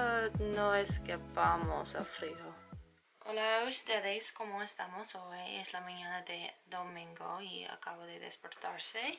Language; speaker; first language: Spanish; non-native, learner; English